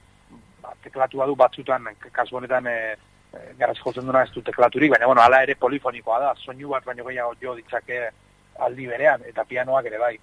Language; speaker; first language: Basque; native; Basque